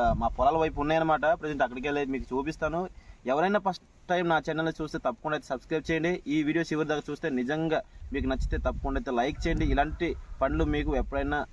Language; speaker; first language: Telugu; non-native, local second language; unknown